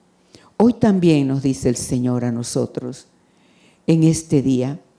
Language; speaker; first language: Spanish; native; Spanish